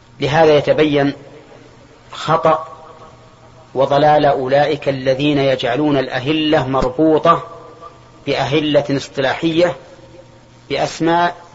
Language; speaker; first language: Arabic; native; Arabic